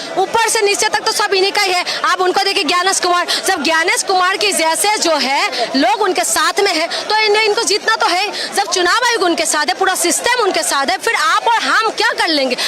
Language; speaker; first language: Hindi; non-native, local second language; Assamese